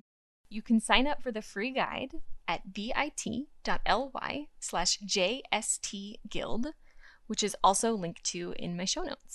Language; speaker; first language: English; native; English